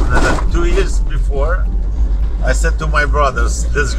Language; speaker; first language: English; non-native, learner; Albanian